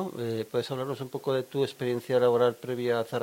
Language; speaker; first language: Spanish; native; Spanish